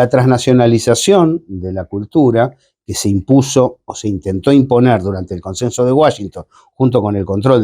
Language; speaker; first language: Spanish; native; Spanish